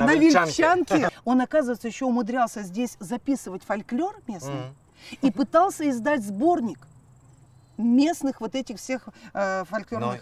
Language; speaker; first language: Russian; native; Russian